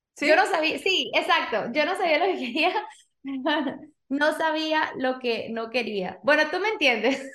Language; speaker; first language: Spanish; early bilingual, other home language; Portuguese